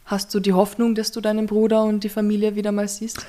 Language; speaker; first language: German; native; German